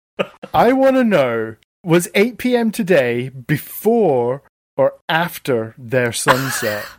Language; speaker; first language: English; native; English